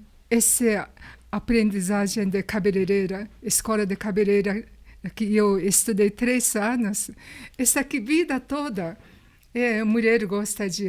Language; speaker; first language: Portuguese; non-native, learner; Japanese